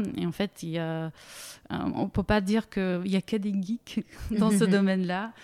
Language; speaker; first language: French; non-native, fluent; Bulgarian